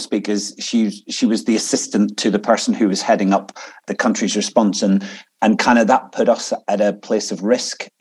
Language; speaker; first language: English; native; English